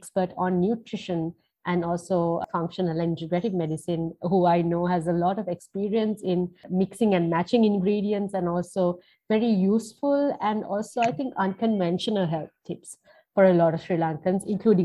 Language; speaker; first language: English; non-native, local second language; Sinhala